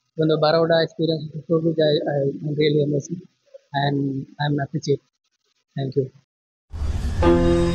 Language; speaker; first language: English; non-native, local second language; Sinhala